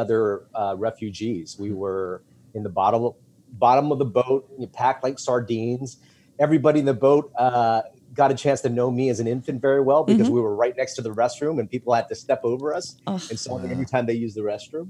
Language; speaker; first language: English; native; English